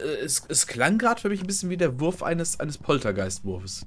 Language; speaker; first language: German; native; German